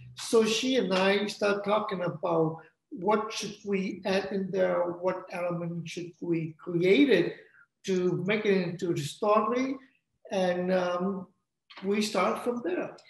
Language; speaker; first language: English; non-native, fluent; Vietnamese